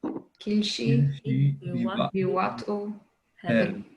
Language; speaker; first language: Arabic; non-native, learner; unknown